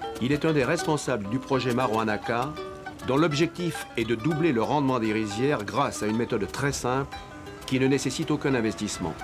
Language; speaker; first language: French; native; French